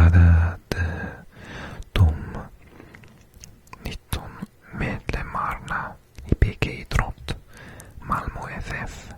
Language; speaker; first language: Swedish; non-native, fluent; English